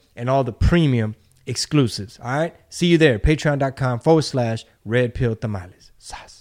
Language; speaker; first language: English; early bilingual, other home language; Spanish